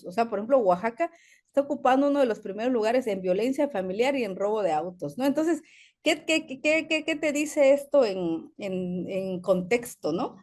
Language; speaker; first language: Spanish; native; Spanish